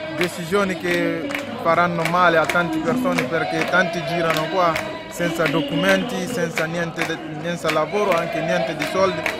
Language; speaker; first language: Italian; non-native, learner; Fula